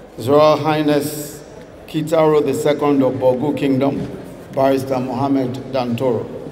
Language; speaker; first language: English; non-native, local second language; Yoruba